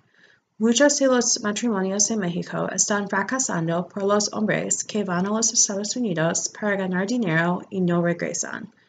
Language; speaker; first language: Spanish; non-native, fluent; English